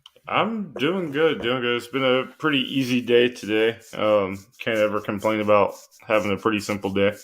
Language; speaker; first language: English; native; English